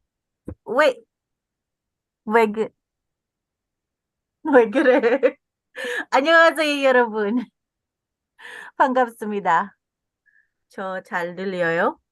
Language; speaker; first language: Korean; non-native, learner; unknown